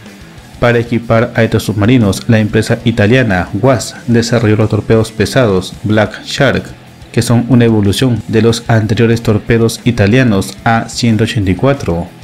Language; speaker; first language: Spanish; native; Spanish